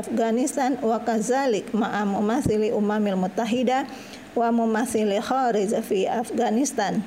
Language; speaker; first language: Arabic; non-native, learner; Indonesian